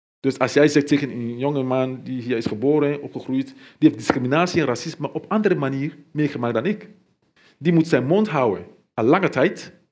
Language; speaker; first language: Dutch; non-native, fluent; Mandingo